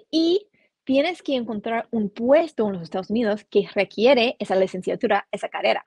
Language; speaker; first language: Spanish; non-native, fluent; English